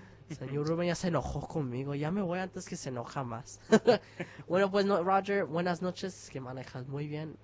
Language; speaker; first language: Spanish; early bilingual, heritage; Spanish